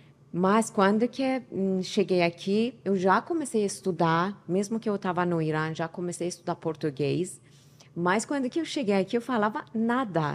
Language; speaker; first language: Portuguese; non-native, learner; Persian